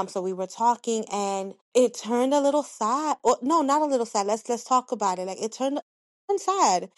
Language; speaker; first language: English; early bilingual, other home language; Spanish